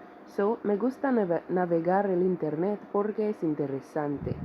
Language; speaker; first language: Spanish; non-native, fluent; English